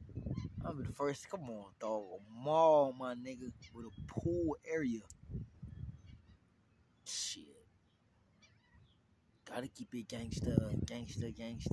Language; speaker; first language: English; native; English